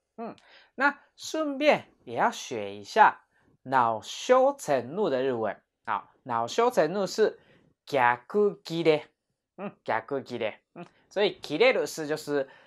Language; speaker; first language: Chinese; non-native, fluent; Japanese